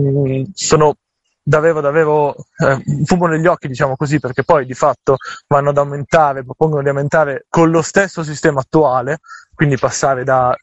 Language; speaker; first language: Italian; native; Italian